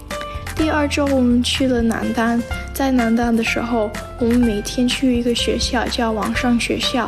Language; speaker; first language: Chinese; non-native, learner; English